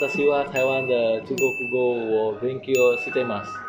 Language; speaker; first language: Japanese; non-native, learner; Indonesian